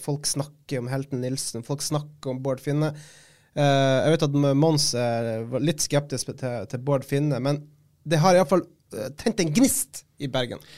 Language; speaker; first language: Norwegian; native; Norwegian